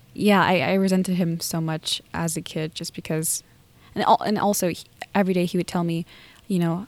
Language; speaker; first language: English; native; English